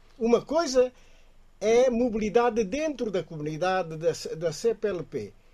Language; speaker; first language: Portuguese; native; Portuguese